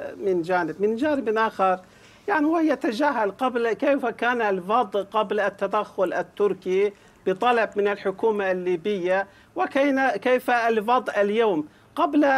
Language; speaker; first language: Arabic; non-native, fluent; Turkish